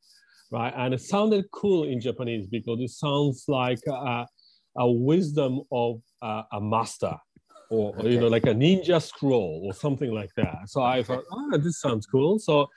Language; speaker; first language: English; non-native, fluent; Japanese